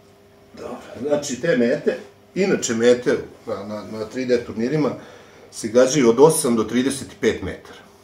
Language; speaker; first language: Serbian; native; Serbian